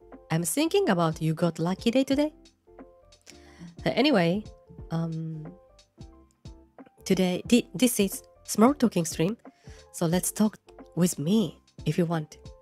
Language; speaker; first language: English; non-native, learner; Japanese